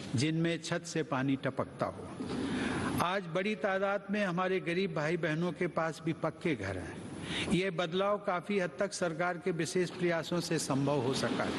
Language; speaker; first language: Hindi; native; Hindi